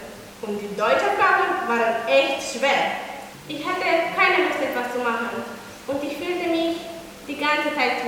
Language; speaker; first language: German; non-native, local second language; Romanian